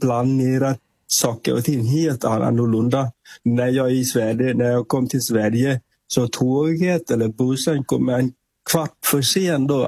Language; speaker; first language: Swedish; non-native, fluent; Vietnamese